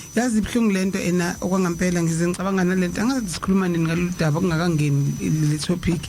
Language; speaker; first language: Zulu; native; Zulu